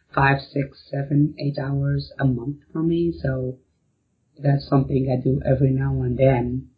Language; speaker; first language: English; non-native, fluent; Arabic